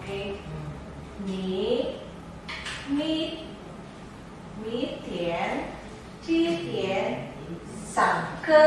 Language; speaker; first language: Chinese; non-native, learner; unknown